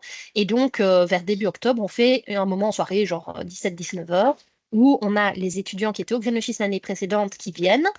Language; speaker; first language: French; native; French